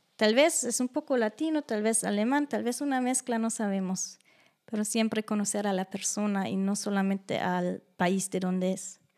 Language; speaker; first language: Spanish; non-native, fluent; German